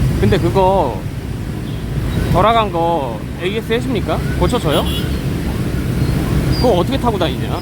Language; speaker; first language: Korean; native; Korean